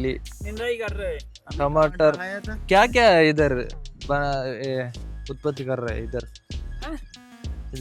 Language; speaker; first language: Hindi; non-native, local second language; Kannada